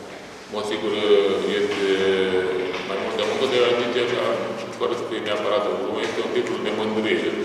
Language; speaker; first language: Romanian; native; Romanian